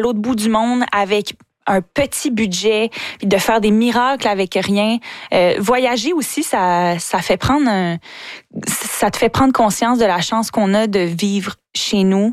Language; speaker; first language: French; native; French